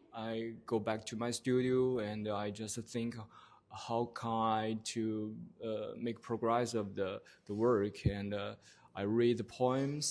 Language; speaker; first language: English; non-native, learner; Chinese